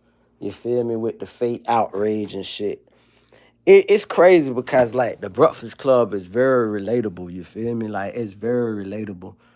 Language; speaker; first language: English; native; English